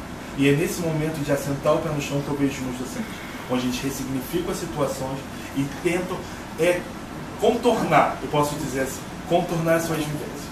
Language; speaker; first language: Portuguese; native; Portuguese